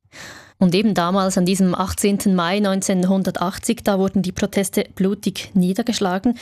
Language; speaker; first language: German; native; German